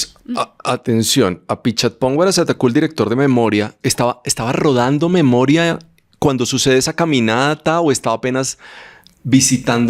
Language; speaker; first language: Spanish; native; Spanish